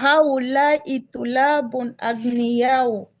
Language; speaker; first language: Arabic; non-native, learner; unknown